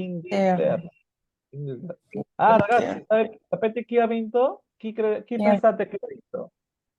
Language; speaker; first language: Italian; non-native, fluent; Spanish